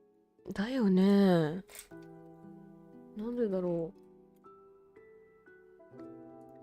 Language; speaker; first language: Japanese; non-native, learner; Vietnamese